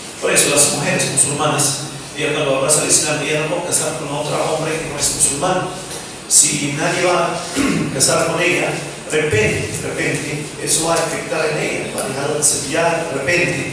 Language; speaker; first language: Spanish; non-native, fluent; Arabic